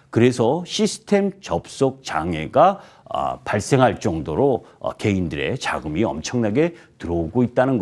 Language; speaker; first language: Korean; native; Korean